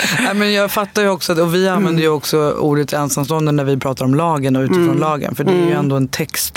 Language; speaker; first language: Swedish; native; Swedish